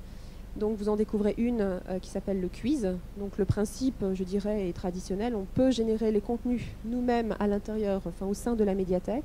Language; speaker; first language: French; native; French